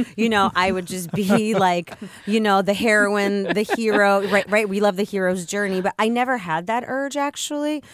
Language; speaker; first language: English; early bilingual, other home language; Russian